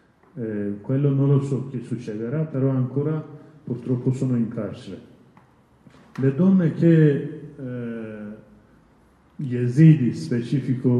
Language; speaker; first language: Italian; non-native, learner; Kurdish